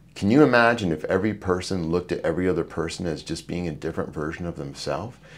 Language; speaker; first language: English; native; English